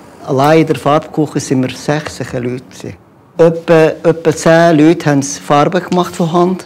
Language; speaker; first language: German; non-native, fluent; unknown